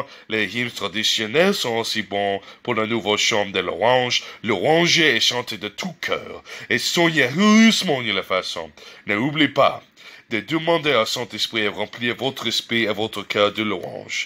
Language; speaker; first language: French; non-native, learner; English